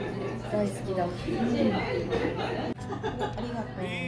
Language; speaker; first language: Japanese; native; Japanese